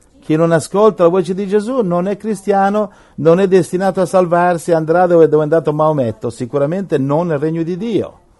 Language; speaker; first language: Italian; native; Italian